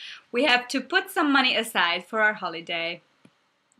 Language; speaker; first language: English; non-native, fluent; Hungarian